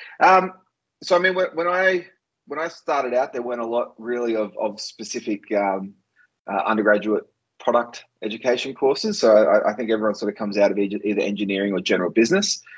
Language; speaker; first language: English; native; English